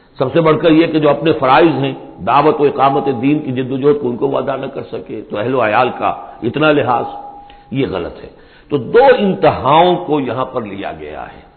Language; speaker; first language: Urdu; native; Urdu